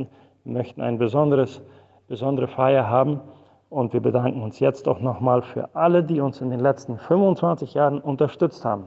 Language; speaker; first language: German; non-native, fluent; Spanish